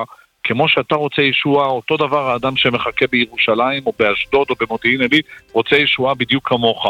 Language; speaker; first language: Hebrew; native; Hebrew